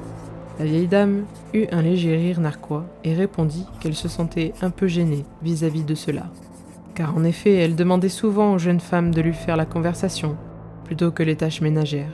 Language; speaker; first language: French; native; French